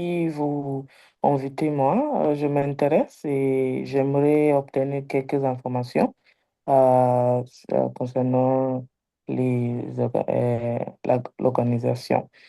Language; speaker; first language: French; non-native, learner; Igbo